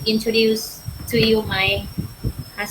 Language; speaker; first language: English; non-native, learner; Vietnamese